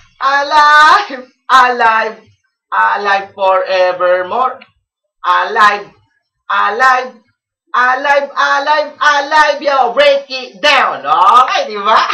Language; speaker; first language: Filipino; non-native, local second language; Iloko